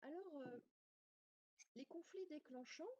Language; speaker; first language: French; native; French